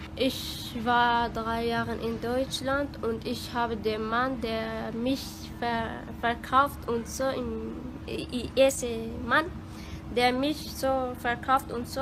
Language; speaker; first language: German; non-native, learner; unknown